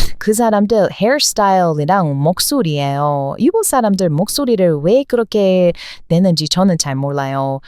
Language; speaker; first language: Korean; non-native, fluent; English